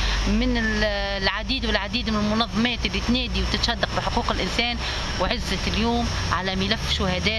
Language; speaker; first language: Arabic; native; Arabic